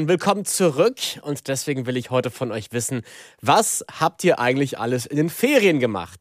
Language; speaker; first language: German; native; German